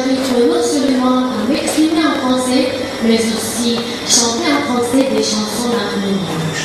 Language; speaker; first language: French; non-native, fluent; Armenian